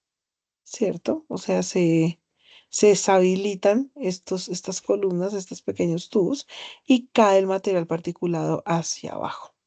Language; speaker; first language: Spanish; native; Spanish